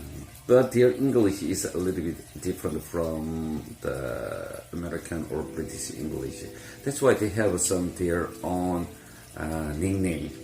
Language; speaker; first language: English; non-native, fluent; Korean